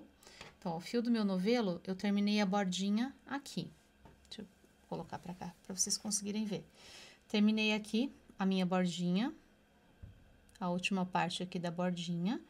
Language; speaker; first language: Portuguese; native; Portuguese